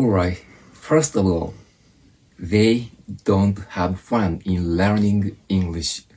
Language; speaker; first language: English; non-native, fluent; Japanese